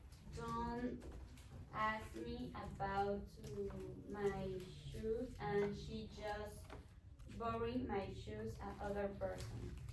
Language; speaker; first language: English; non-native, learner; Spanish